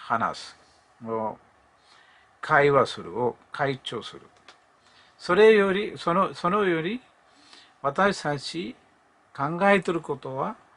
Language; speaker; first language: Japanese; non-native, learner; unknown